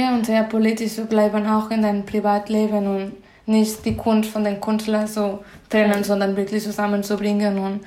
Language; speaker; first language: German; non-native, fluent; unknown